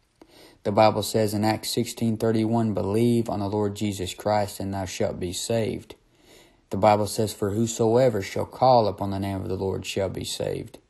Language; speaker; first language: English; native; English